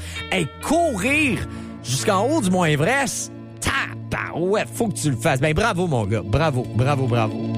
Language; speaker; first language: French; native; French